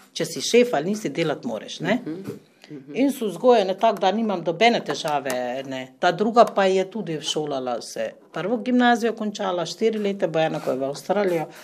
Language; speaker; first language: Slovenian; non-native, fluent; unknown